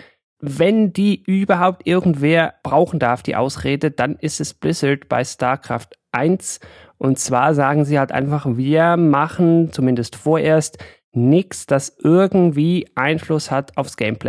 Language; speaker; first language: German; native; German